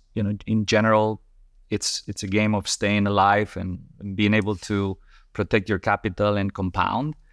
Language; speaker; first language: English; non-native, fluent; Spanish